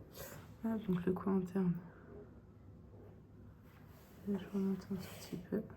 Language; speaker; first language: French; native; French